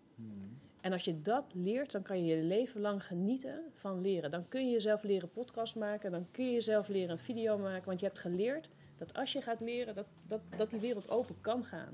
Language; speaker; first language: Dutch; native; Dutch